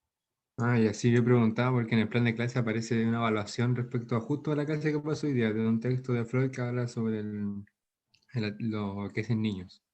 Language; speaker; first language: Spanish; native; Spanish